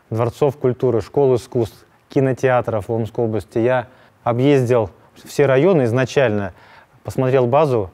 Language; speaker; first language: Russian; native; Russian